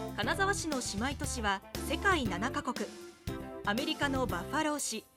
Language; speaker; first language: Japanese; native; Japanese